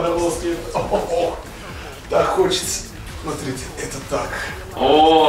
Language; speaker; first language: Russian; non-native, learner; Bulgarian